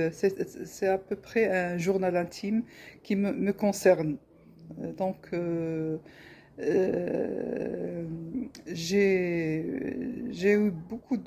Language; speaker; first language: French; non-native, local second language; Arabic